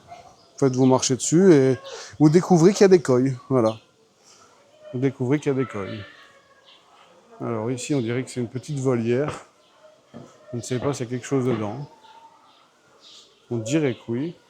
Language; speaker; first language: French; native; French